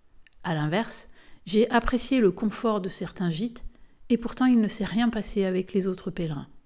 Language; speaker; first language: French; native; French